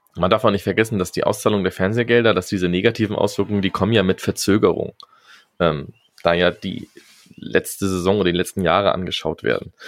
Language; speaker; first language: German; native; German